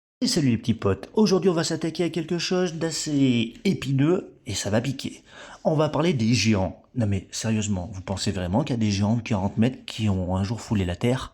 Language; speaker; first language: French; native; French